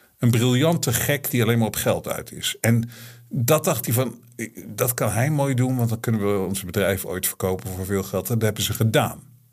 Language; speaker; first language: Dutch; native; Dutch